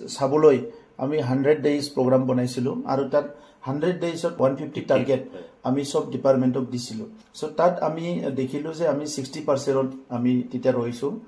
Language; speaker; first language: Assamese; non-native, local second language; Bodo